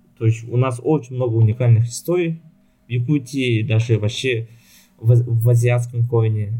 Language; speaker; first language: Russian; non-native, local second language; Yakut